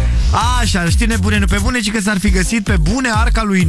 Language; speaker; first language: Romanian; native; Romanian